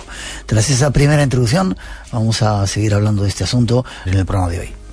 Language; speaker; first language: Spanish; native; Spanish